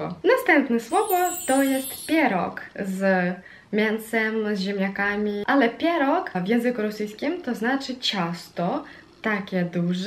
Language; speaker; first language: Polish; non-native, fluent; Russian